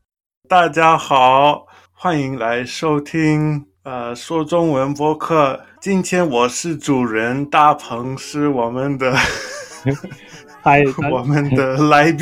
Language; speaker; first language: Chinese; non-native, fluent; English